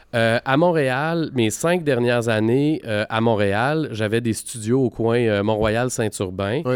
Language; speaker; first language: French; native; French